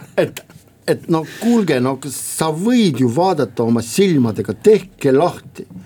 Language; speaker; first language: Estonian; non-native, local second language; Russian